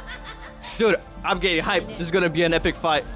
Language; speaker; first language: English; native; English